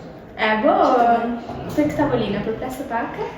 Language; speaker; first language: Albanian; early bilingual, heritage; Albanian